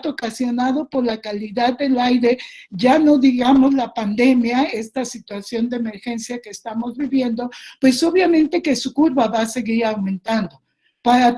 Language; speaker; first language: Spanish; native; Spanish